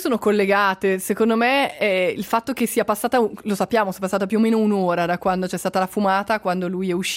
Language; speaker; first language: Italian; native; Italian